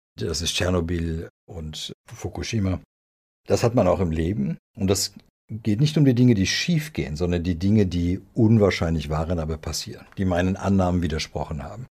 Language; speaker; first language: German; early bilingual, other home language; Serbian